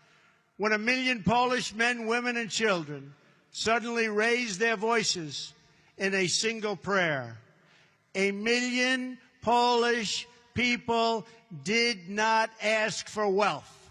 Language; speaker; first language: English; native; English